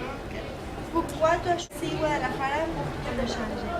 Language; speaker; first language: French; non-native, learner; Spanish